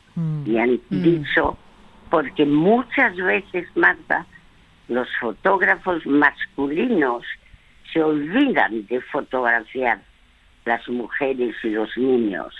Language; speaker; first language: Spanish; early bilingual, other home language; French